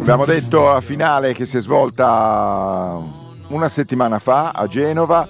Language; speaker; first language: Italian; native; Italian